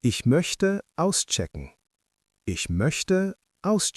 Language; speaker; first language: German; non-native, learner; English